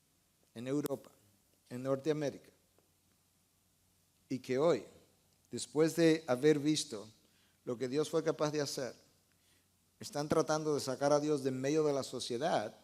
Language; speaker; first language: Spanish; native; Spanish